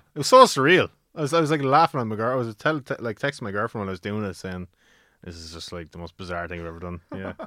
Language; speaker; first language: English; native; English